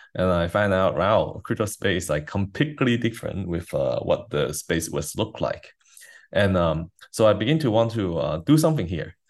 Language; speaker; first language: English; non-native, fluent; Chinese